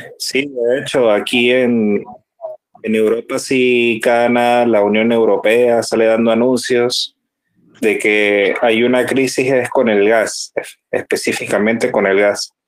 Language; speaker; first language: Spanish; native; Spanish